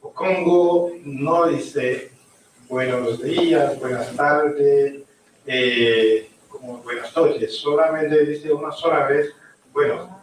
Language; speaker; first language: Spanish; non-native, learner; French